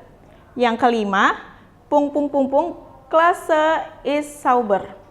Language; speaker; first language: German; non-native, fluent; Indonesian